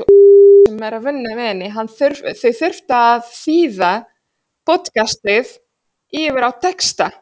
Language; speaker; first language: Icelandic; non-native, fluent; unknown